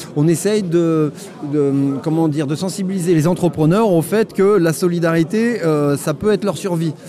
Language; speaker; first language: French; native; French